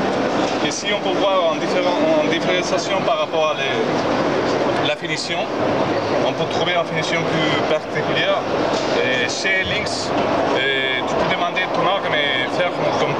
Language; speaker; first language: French; non-native, fluent; Spanish